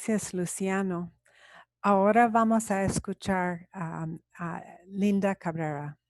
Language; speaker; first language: Spanish; non-native, fluent; English